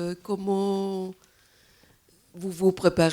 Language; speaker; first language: French; non-native, fluent; Spanish